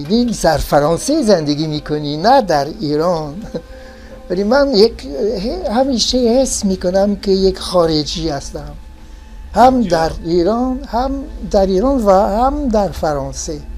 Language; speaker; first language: Persian; non-native, fluent; French